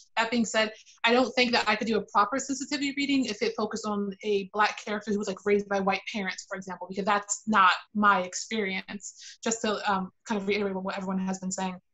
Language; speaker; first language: English; native; English